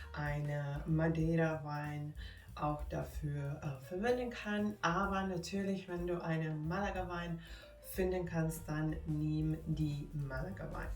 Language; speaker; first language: German; non-native, fluent; Finnish